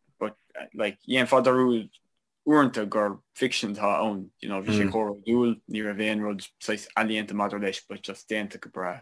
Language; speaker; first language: Irish; non-native, local second language; English